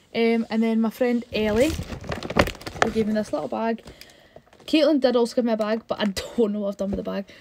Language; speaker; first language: English; native; English